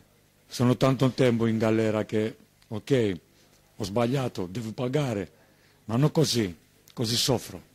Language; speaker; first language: Italian; non-native, learner; Greek